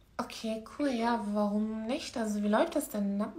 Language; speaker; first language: German; native; German